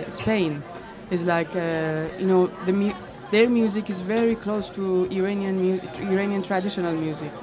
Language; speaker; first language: English; non-native, fluent; Persian